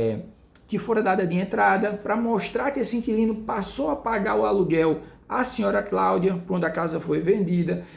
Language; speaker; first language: Portuguese; native; Portuguese